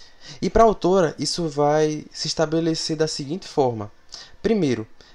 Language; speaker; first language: Portuguese; native; Portuguese